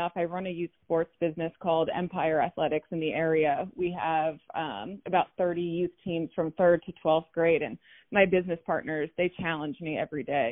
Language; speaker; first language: English; native; English